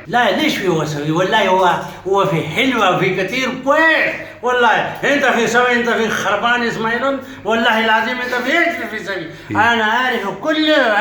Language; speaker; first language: Arabic; non-native, learner; Pashto